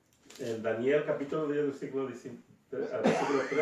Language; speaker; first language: Spanish; early bilingual, heritage; Spanish